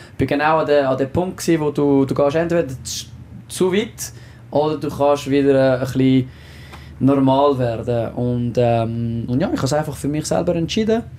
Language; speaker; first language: German; non-native, local second language; French